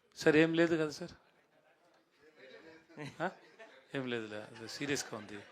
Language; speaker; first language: Telugu; non-native, learner; Tamil